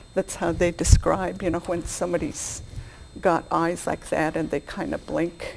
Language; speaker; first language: English; native; English